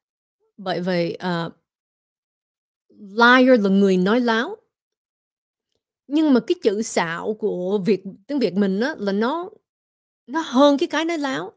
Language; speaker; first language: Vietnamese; early bilingual, heritage; Vietnamese